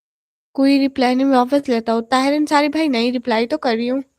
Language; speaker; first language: Hindi; non-native, local second language; Punjabi